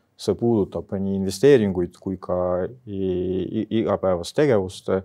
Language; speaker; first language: Estonian; non-native, local second language; Russian